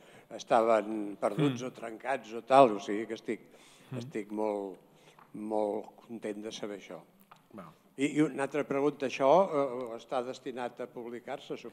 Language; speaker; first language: Catalan; native; Catalan